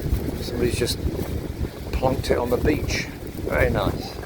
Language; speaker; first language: English; native; English